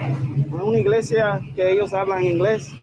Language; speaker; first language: Spanish; non-native, learner; English